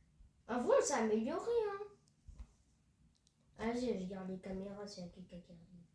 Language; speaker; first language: French; native; French